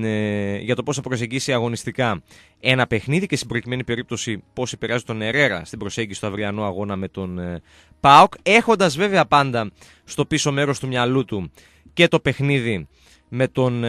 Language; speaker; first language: Greek; native; Greek